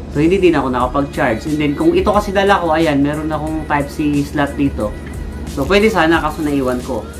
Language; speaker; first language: Filipino; native; Filipino